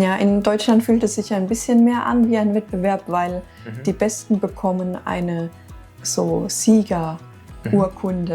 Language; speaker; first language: German; native; German